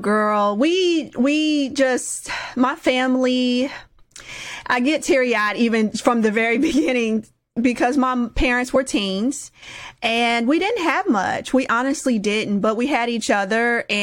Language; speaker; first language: English; native; English